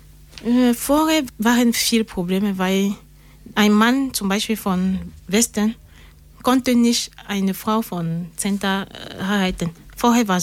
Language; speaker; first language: German; non-native, learner; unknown